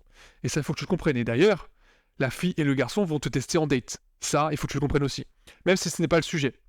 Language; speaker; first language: French; native; French